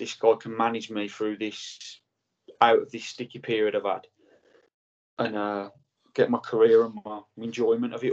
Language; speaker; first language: English; native; English